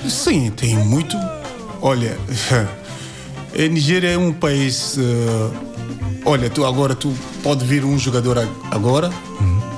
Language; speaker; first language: Portuguese; non-native, learner; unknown